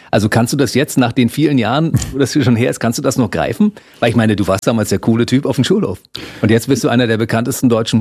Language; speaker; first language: German; native; German